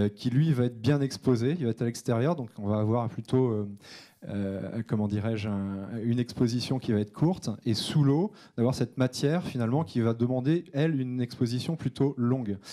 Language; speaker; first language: French; native; French